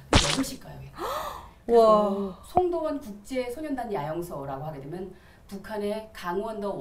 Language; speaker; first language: Korean; native; Korean